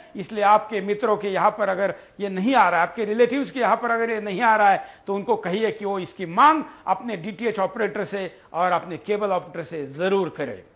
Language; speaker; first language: Hindi; non-native, local second language; Marathi